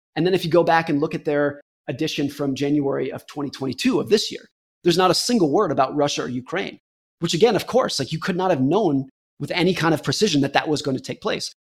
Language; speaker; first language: English; native; English